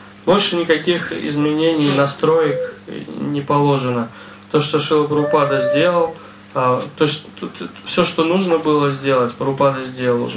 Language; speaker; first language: Russian; native; Russian